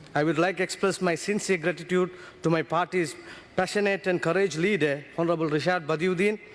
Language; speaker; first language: English; non-native, local second language; Tamil